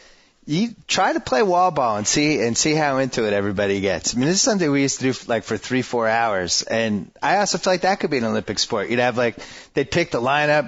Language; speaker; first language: English; native; English